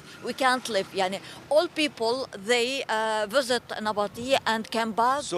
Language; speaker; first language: English; non-native, learner; Arabic